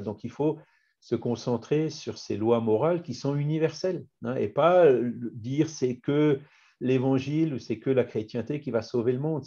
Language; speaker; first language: French; native; French